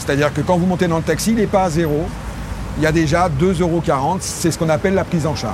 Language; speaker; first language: French; native; French